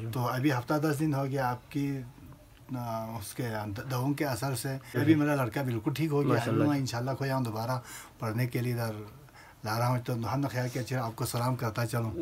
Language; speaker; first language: Urdu; non-native, local second language; Balti